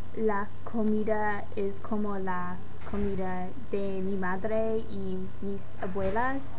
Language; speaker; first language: Spanish; non-native, learner; English